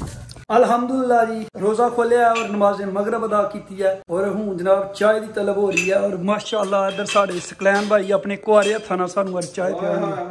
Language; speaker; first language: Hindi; non-native, local second language; Punjabi